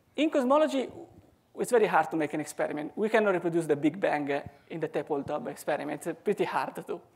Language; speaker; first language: English; non-native, fluent; Italian